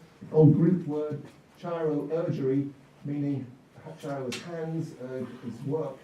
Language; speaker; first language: English; native; English